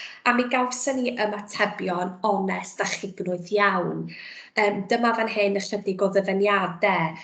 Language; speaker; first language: Welsh; native; Welsh